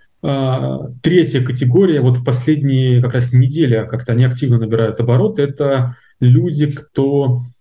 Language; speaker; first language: Russian; native; Russian